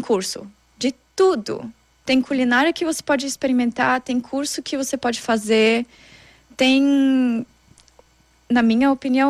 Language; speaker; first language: Portuguese; non-native, fluent; German